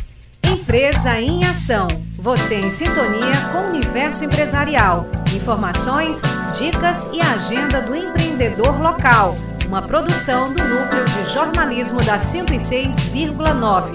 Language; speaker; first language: Portuguese; native; Portuguese